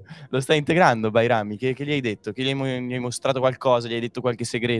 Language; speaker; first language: Italian; native; Italian